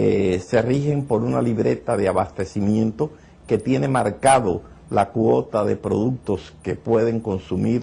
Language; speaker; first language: Spanish; native; Spanish